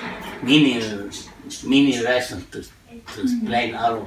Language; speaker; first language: English; non-native, learner; Spanish